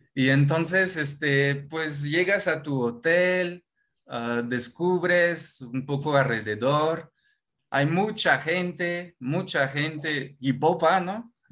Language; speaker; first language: Spanish; non-native, fluent; French